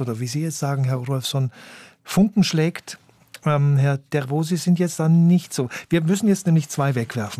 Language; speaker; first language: German; native; German